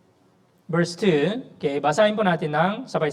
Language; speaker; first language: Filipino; non-native, learner; Korean